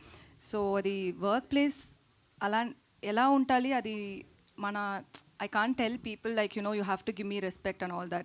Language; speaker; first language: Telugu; non-native, local second language; Tamil